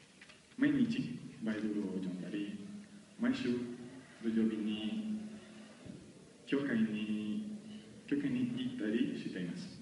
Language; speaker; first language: Japanese; non-native, learner; Spanish